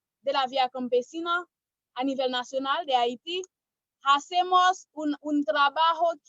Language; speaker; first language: Spanish; non-native, learner; Haitian Creole